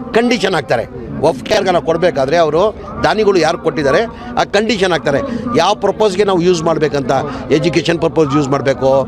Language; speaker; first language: Kannada; non-native, local second language; Urdu